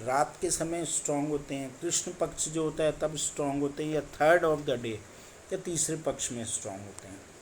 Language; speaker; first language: Hindi; native; Hindi